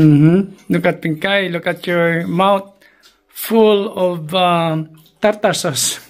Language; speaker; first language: English; non-native, local second language; Filipino